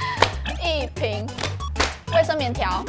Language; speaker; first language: Chinese; native; Chinese